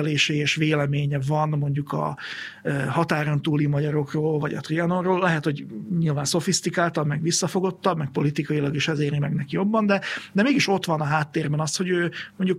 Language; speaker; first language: Hungarian; native; Hungarian